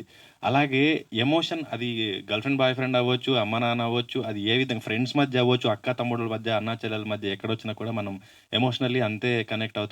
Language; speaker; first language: Telugu; native; Telugu